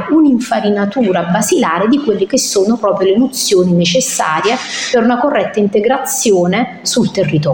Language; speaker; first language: Italian; native; Italian